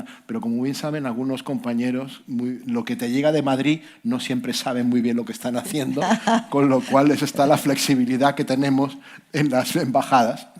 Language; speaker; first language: Spanish; native; Spanish